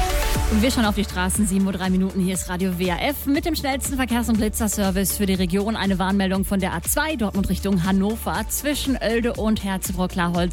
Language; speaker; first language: German; native; German